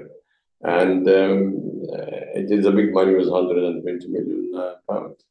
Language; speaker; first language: English; non-native, fluent; Arabic